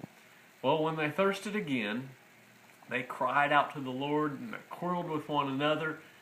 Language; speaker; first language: English; native; English